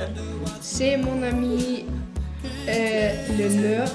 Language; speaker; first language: French; non-native, learner; Icelandic